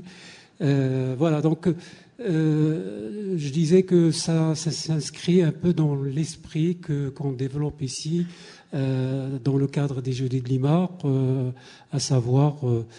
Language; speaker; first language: French; native; French